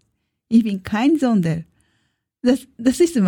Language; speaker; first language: German; non-native, learner; Japanese